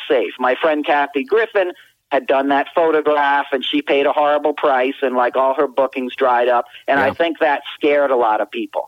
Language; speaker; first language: English; native; English